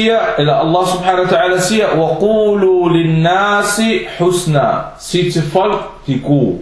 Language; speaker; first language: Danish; non-native, fluent; Arabic